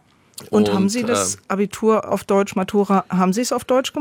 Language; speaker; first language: German; native; German